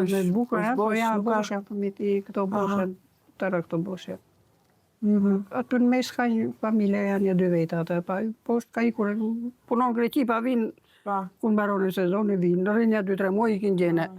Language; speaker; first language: Albanian; native; Albanian